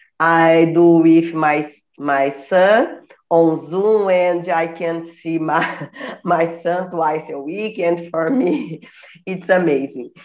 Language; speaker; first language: English; non-native, learner; Portuguese